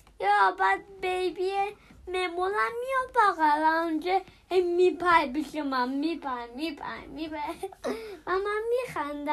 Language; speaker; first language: Persian; early bilingual, heritage; Persian